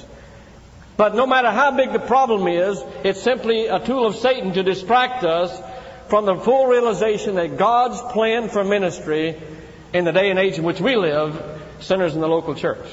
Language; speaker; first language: English; native; English